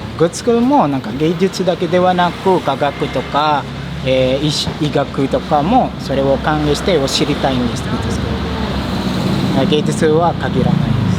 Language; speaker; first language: Japanese; non-native, fluent; Indonesian